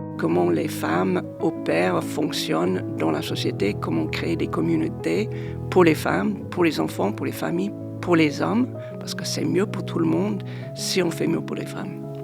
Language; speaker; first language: French; non-native, fluent; English